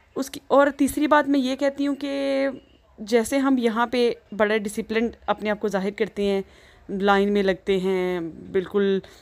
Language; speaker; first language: Urdu; native; Urdu